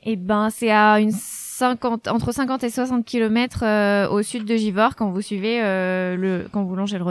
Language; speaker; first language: French; native; French